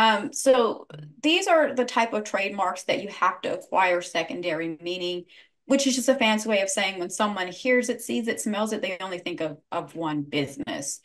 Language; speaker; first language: English; native; English